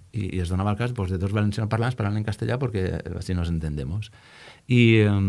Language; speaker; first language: Catalan; native; Catalan